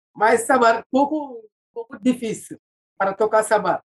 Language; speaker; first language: Portuguese; non-native, fluent; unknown